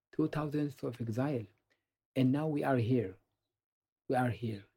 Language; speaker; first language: English; non-native, learner; Amharic